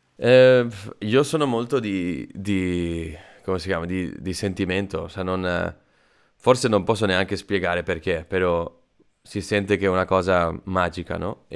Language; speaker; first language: Italian; non-native, fluent; Spanish